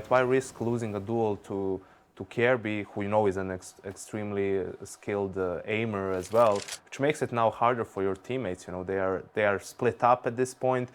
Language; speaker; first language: English; non-native, fluent; Danish